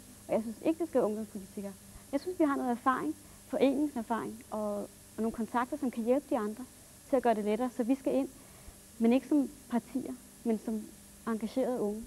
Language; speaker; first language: Danish; native; Danish